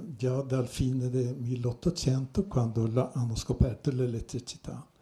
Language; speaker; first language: Italian; non-native, learner; Swedish